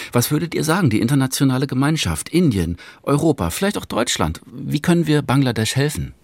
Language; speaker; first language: German; native; German